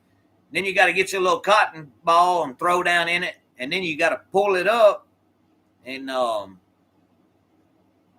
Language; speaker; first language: English; native; English